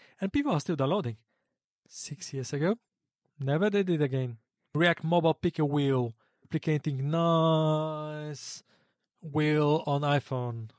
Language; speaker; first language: English; non-native, fluent; Polish